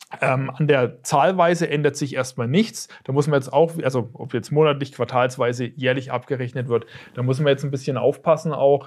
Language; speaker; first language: German; native; German